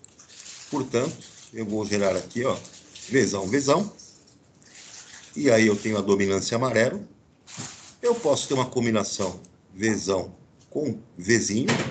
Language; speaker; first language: Portuguese; native; Portuguese